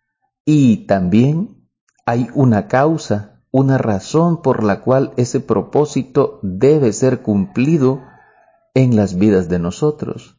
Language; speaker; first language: Spanish; native; Spanish